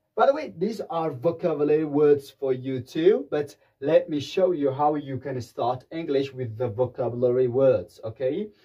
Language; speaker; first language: English; non-native, local second language; Amharic